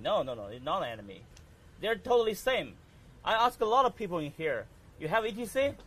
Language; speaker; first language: English; non-native, learner; Chinese